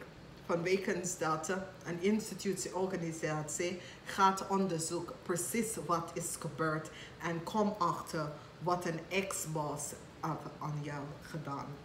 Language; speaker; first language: Dutch; non-native, fluent; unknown